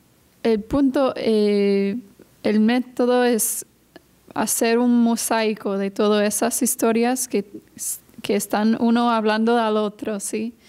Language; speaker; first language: Spanish; non-native, fluent; English